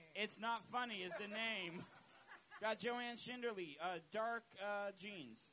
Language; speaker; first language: English; native; English